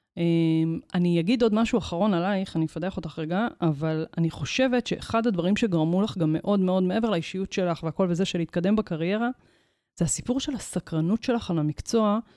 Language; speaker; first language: Hebrew; native; Hebrew